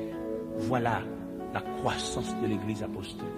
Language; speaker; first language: French; non-native, local second language; Haitian Creole